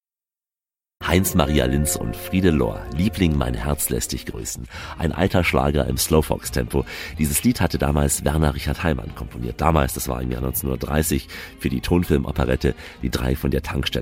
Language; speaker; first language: German; native; German